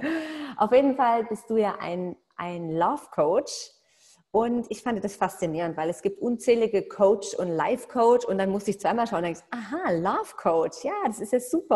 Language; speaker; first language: German; native; German